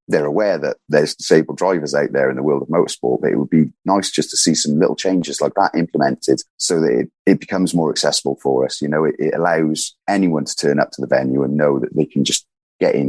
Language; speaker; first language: English; native; English